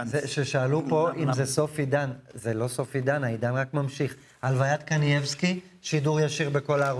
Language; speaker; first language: Hebrew; native; Hebrew